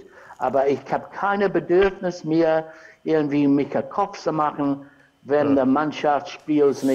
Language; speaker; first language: German; non-native, fluent; English